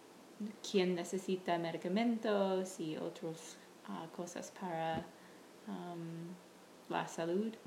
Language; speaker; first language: Spanish; non-native, learner; English